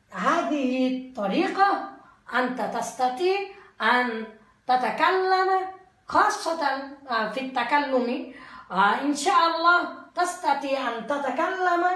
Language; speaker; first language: Arabic; non-native, fluent; Bangla